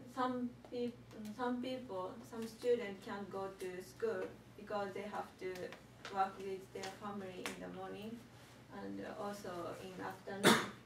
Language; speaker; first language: English; non-native, learner; Japanese